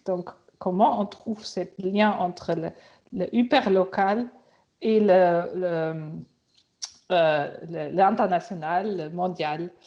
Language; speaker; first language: French; non-native, fluent; German